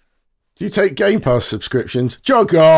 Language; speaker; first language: English; native; English